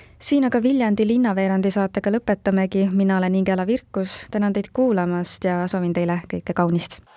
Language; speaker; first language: Estonian; native; Estonian